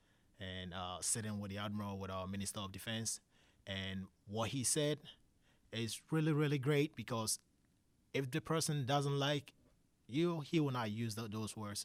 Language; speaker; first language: English; non-native, local second language; Akan